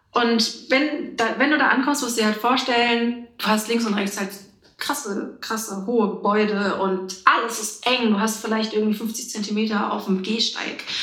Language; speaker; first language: German; native; German